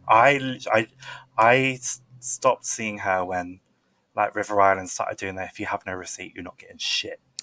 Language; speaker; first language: English; native; English